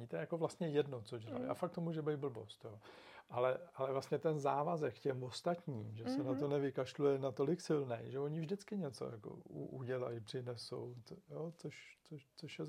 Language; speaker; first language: Czech; native; Czech